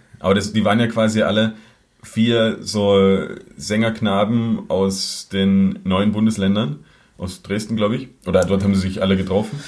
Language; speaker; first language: German; native; German